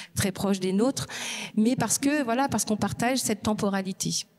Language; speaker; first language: French; non-native, local second language; Berber languages